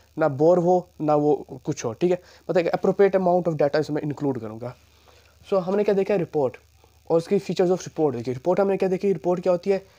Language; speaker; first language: Urdu; non-native, local second language; Punjabi